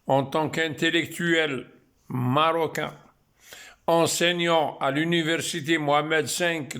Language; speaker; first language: French; non-native, local second language; Arabic